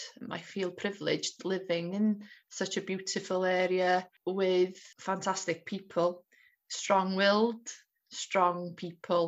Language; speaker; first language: English; native; English